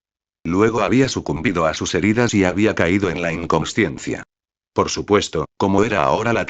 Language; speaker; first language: Spanish; native; Spanish